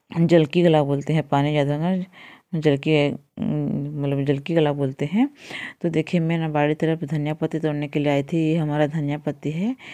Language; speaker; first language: Hindi; non-native, local second language; Odia